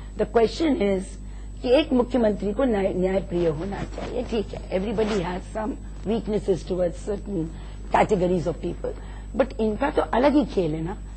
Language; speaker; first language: Hindi; native; Hindi